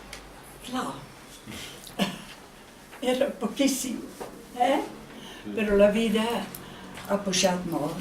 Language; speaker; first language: Catalan; non-native, fluent; Dutch